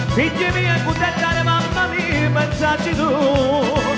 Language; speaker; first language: English; non-native, fluent; Italian